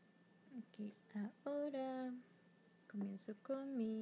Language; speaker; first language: Spanish; early bilingual, heritage; Spanish